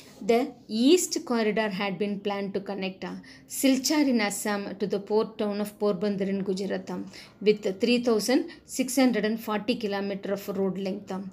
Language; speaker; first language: English; non-native, local second language; Tamil